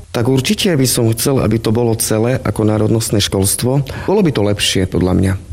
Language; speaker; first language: Slovak; non-native, local second language; Romany